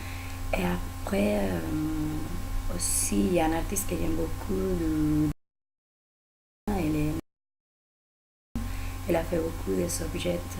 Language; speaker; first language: French; non-native, learner; Spanish